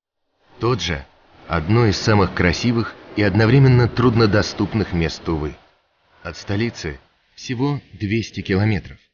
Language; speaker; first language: Russian; native; Russian